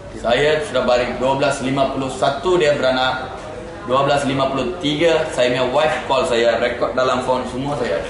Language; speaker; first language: Malay; non-native, local second language; Tamil